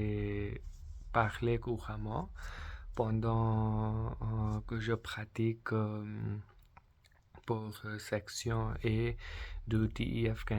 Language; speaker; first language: French; non-native, learner; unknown